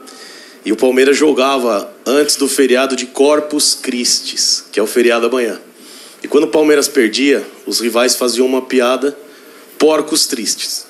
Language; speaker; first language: Portuguese; native; Portuguese